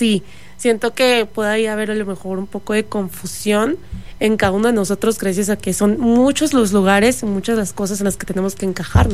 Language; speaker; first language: Spanish; native; Spanish